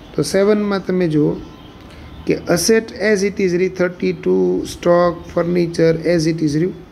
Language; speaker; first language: English; non-native, local second language; Gujarati